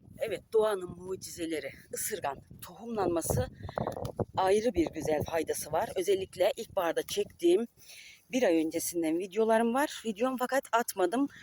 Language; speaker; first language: Turkish; native; Turkish